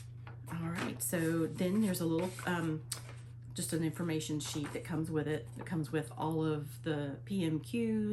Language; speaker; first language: English; native; English